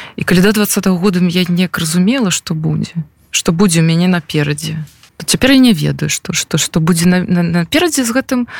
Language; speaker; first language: Belarusian; non-native, local second language; Russian